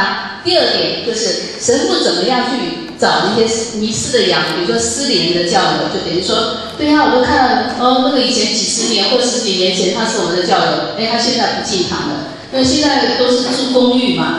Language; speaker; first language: Chinese; native; Chinese